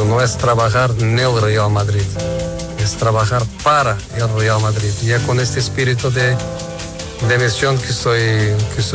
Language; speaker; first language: Spanish; non-native, fluent; Portuguese